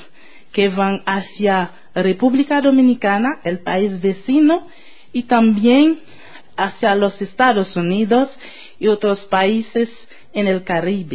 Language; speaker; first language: Spanish; non-native, fluent; Haitian Creole